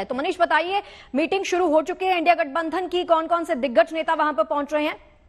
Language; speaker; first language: Hindi; native; Hindi